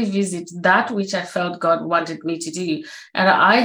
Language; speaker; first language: English; non-native, local second language; Shona